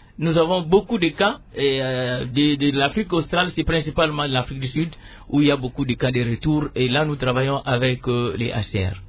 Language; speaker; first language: French; non-native, local second language; Lingala